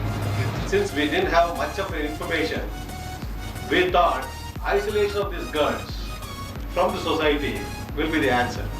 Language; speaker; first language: English; non-native, local second language; Tamil